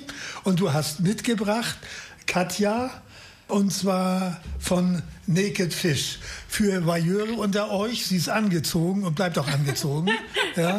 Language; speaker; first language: German; native; German